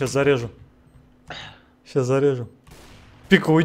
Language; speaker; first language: Russian; native; Russian